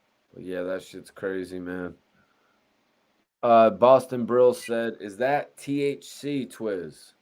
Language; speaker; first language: English; native; English